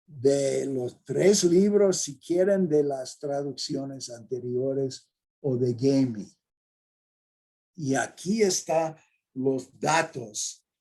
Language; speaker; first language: Spanish; non-native, fluent; English